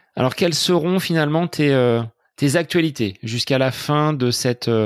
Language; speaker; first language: French; native; French